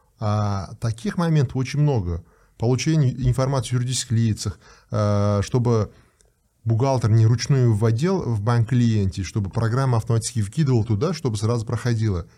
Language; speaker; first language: Russian; non-native, local second language; Uzbek